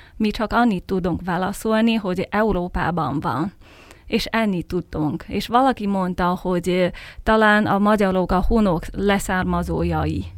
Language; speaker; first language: Hungarian; non-native, fluent; Chinese